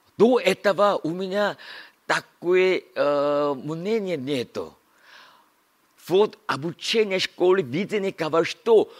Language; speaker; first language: Russian; non-native, learner; Korean